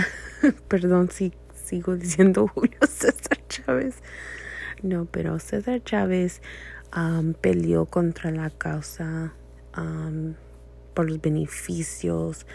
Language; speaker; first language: Spanish; early bilingual, heritage; Spanish